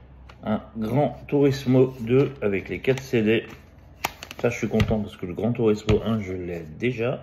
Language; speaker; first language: French; native; French